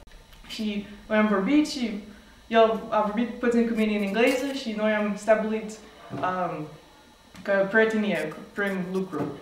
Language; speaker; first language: Romanian; non-native, fluent; English